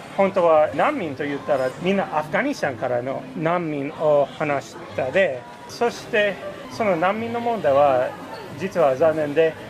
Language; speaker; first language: Japanese; non-native, fluent; English